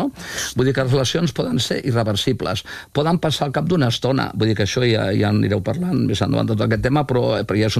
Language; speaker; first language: Catalan; native; Catalan